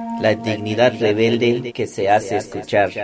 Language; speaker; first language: Spanish; native; Spanish